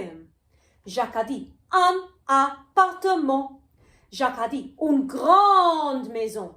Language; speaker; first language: French; non-native, fluent; English